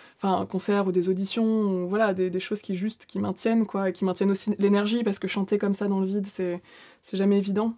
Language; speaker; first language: French; native; French